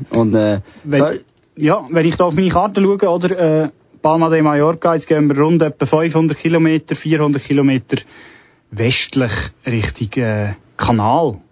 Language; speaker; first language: German; native; German